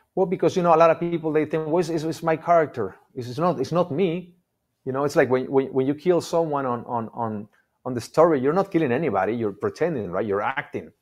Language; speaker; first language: English; non-native, fluent; Spanish